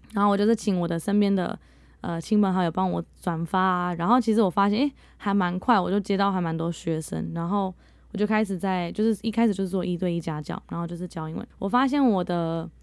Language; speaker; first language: Chinese; early bilingual, heritage; Chinese